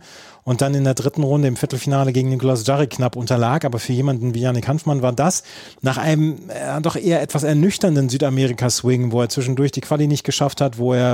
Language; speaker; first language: German; native; German